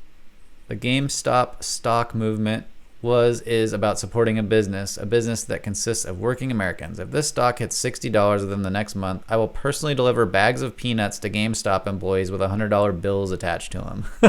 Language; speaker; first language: English; native; English